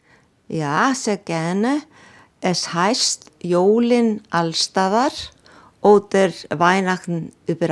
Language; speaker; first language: German; non-native, fluent; Icelandic